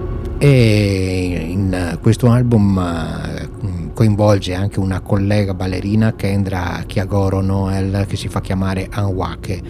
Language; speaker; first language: Italian; native; Italian